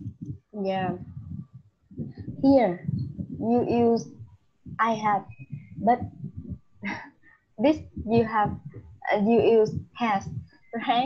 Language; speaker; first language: English; non-native, learner; Vietnamese